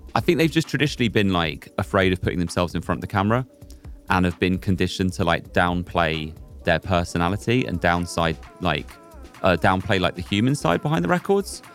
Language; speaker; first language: English; native; English